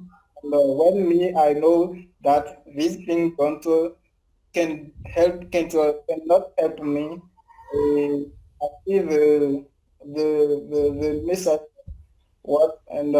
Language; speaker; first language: English; non-native, learner; French